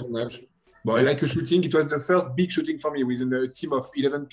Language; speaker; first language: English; non-native, learner; French